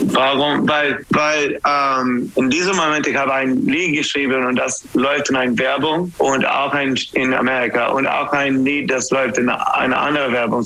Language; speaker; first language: German; non-native, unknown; English